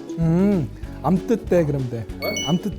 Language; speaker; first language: Korean; native; Korean